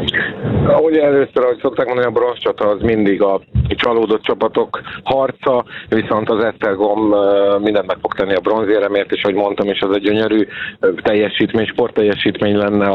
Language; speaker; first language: Hungarian; native; Hungarian